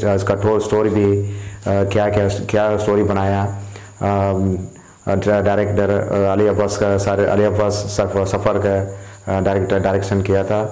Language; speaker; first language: Hindi; non-native, local second language; Tamil